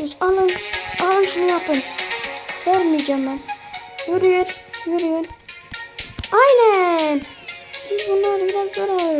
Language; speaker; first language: Turkish; native; Turkish